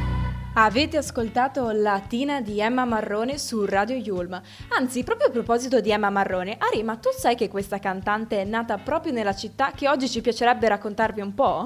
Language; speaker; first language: Italian; native; Italian